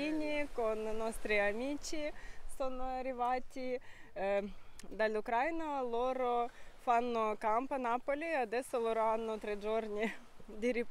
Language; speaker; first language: Italian; non-native, learner; Ukrainian